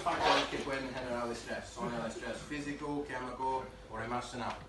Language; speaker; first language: Spanish; non-native, learner; English